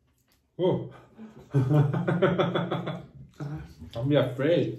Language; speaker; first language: English; non-native, learner; Catalan